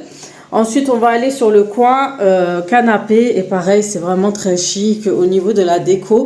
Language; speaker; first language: French; native; French